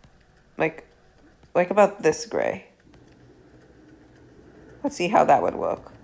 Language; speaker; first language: English; native; English